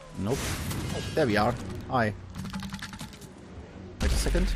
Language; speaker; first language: English; non-native, fluent; German